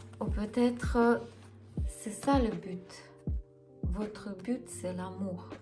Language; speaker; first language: French; non-native, fluent; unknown